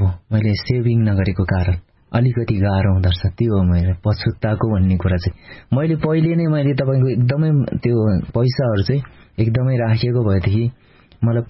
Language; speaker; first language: Nepali; native; Nepali